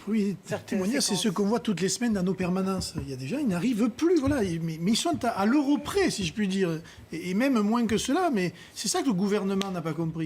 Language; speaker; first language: French; native; French